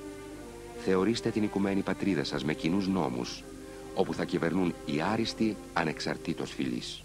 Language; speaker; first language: Greek; native; Greek